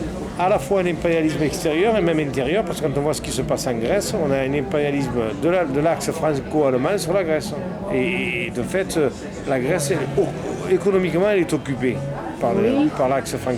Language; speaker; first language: French; native; French